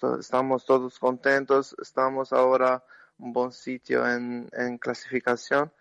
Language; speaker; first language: Spanish; non-native, learner; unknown